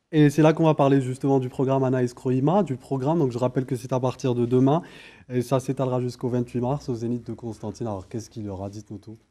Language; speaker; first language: French; non-native, local second language; Arabic